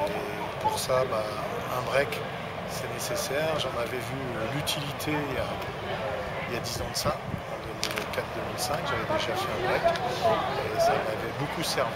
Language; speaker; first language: French; native; French